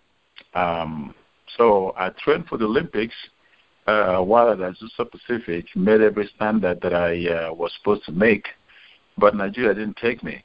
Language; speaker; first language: English; non-native, local second language; Igbo